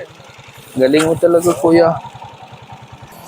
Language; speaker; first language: Filipino; non-native, learner; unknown